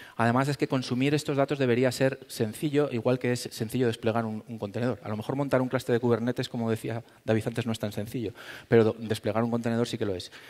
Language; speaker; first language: Spanish; native; Spanish